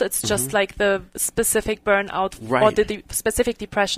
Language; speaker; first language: English; non-native, fluent; German